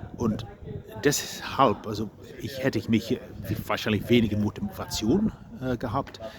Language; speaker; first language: German; non-native, fluent; English